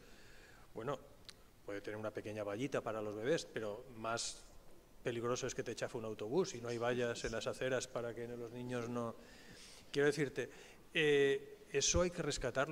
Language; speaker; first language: Spanish; native; Spanish